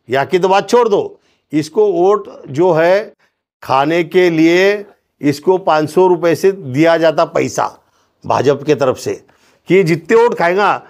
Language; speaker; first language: Hindi; non-native, local second language; Marathi